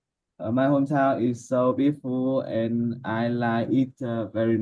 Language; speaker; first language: English; non-native, learner; Vietnamese